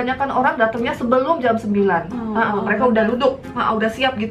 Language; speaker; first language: Indonesian; early bilingual, heritage; Korean